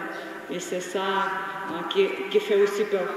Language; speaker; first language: French; non-native, learner; Ukrainian